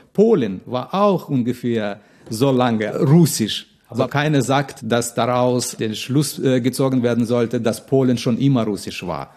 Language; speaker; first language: German; non-native, fluent; Russian